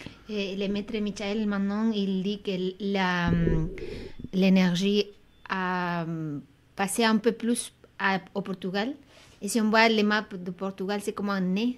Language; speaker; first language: French; non-native, fluent; Spanish